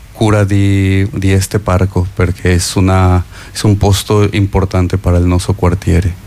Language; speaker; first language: Italian; non-native, learner; Spanish